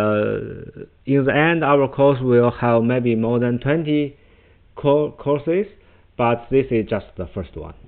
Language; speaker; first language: English; non-native, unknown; Chinese